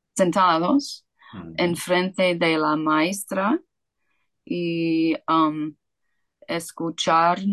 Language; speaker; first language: Spanish; non-native, fluent; Russian